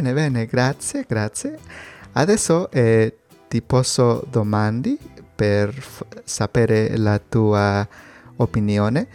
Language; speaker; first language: Italian; non-native, learner; Spanish